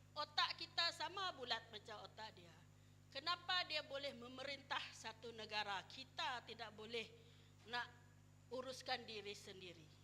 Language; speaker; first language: Malay; non-native, local second language; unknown